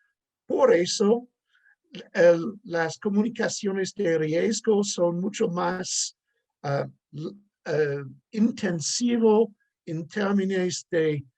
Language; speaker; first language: Spanish; non-native, fluent; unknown